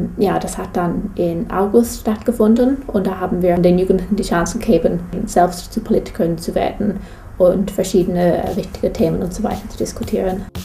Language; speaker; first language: German; non-native, fluent; English